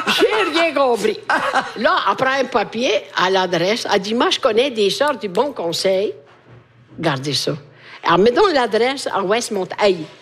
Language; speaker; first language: French; non-native, fluent; Italian